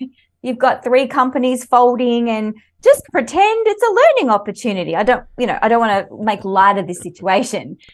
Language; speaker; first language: English; native; English